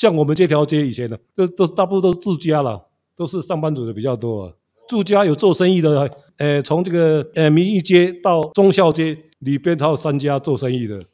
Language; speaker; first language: Chinese; native; Chinese